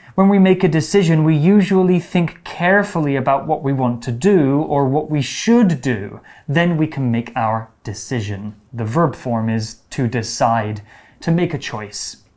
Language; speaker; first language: English; native; English